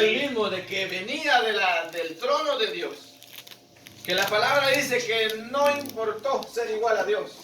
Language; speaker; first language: Spanish; native; Spanish